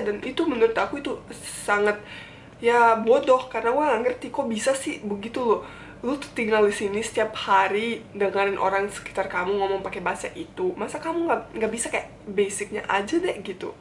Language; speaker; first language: Indonesian; non-native, fluent; Bosnian